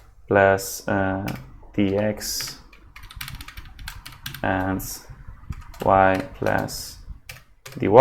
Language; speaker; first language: English; non-native, fluent; Spanish